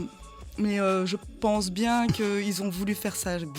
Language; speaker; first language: French; early bilingual, other home language; Khmer